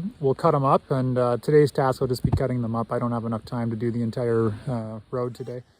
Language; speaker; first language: English; native; English